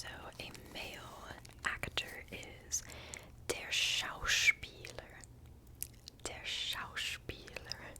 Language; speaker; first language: German; non-native, learner; English